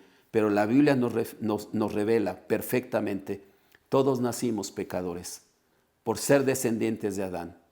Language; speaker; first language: Spanish; native; Spanish